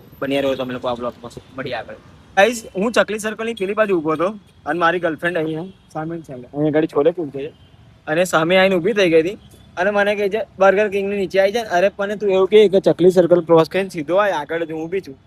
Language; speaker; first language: Gujarati; native; Gujarati